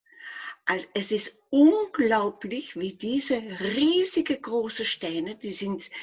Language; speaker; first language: German; non-native, fluent; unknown